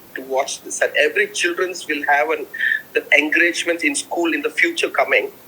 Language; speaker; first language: English; non-native, local second language; Tamil